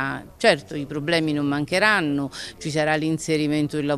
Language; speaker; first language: Italian; native; Italian